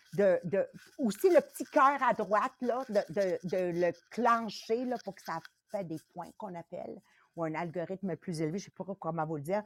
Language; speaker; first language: French; native; French